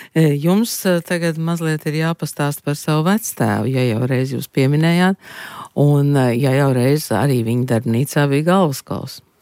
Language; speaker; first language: Latvian; native; Latvian